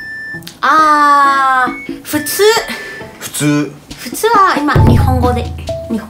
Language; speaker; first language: Japanese; non-native, fluent; Spanish